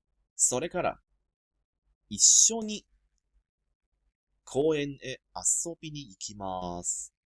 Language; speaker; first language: Japanese; non-native, fluent; Cantonese